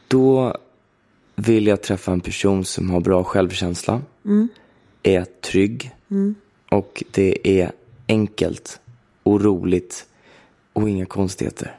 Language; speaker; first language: Swedish; native; Swedish